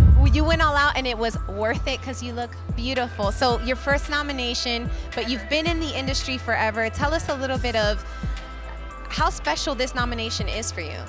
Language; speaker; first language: English; native; English